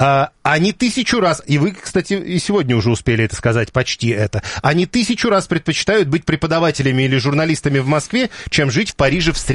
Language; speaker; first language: Russian; native; Russian